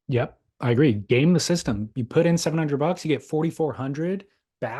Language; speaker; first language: English; native; English